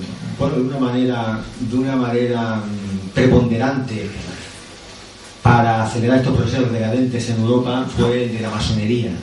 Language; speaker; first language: Spanish; native; Spanish